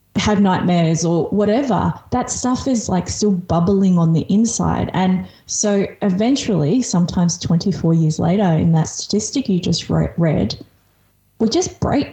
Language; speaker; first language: English; early bilingual, other home language; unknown